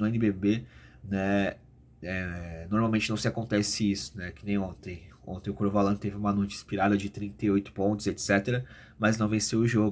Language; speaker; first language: Portuguese; native; Portuguese